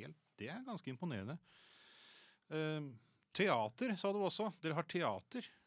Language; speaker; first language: Norwegian; native; Norwegian